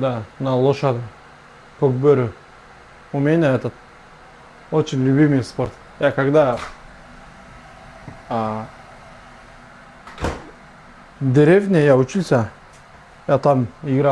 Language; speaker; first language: Russian; non-native, local second language; Kyrgyz